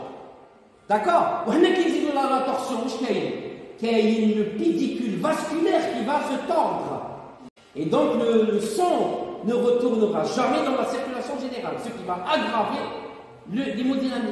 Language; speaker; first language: French; non-native, local second language; Arabic